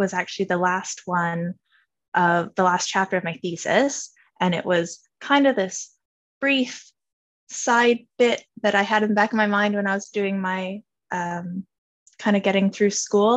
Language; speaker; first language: English; native; English